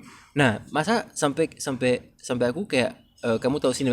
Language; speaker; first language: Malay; non-native, fluent; French